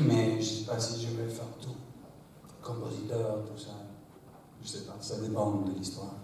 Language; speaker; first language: French; non-native, fluent; English